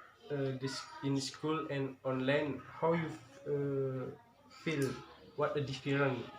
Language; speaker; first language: English; non-native, learner; Indonesian